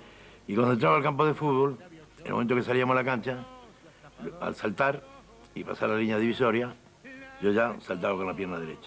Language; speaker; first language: Spanish; native; Spanish